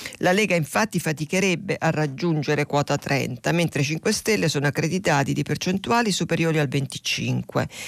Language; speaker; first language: Italian; native; Italian